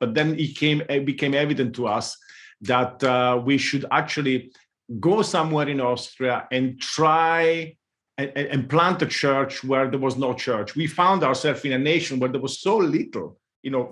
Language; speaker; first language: English; non-native, fluent; Italian